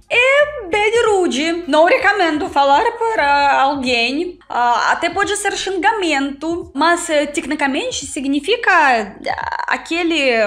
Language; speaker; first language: Portuguese; non-native, learner; Russian